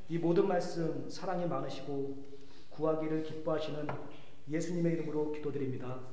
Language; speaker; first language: Korean; native; Korean